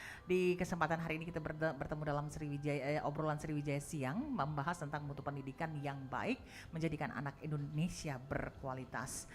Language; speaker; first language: Indonesian; native; Indonesian